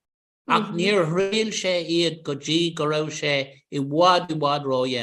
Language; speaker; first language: Irish; non-native, local second language; English